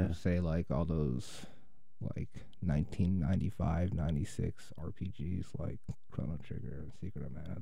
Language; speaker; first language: English; native; English